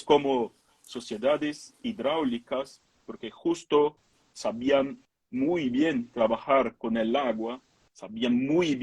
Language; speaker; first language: Spanish; non-native, fluent; Portuguese